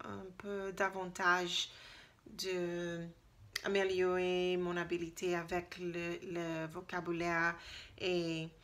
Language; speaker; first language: French; non-native, learner; English